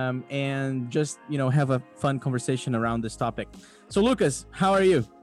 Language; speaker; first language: English; non-native, fluent; Portuguese